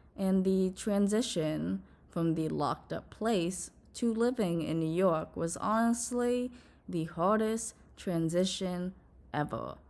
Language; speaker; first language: English; native; English